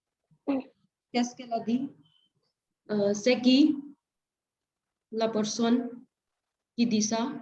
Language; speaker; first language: French; non-native, fluent; Hindi